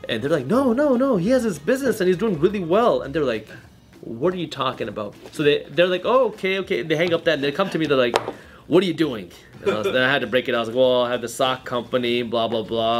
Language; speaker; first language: English; early bilingual, other home language; Punjabi